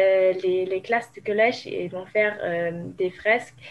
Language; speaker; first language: French; non-native, fluent; German